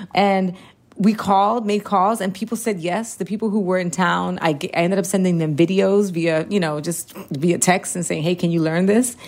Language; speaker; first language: English; early bilingual, heritage; Spanish